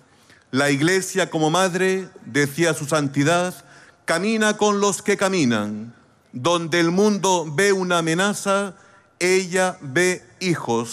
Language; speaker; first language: Spanish; native; Spanish